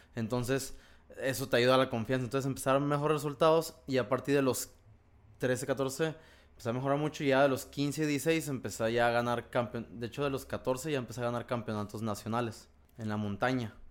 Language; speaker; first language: Spanish; native; Spanish